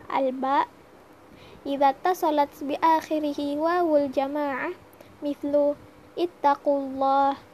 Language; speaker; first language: Arabic; non-native, learner; Indonesian